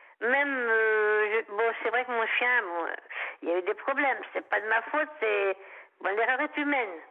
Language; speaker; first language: French; native; French